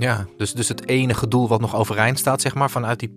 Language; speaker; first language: Dutch; native; Dutch